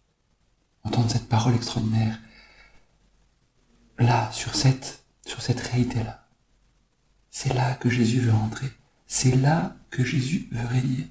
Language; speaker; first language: French; native; French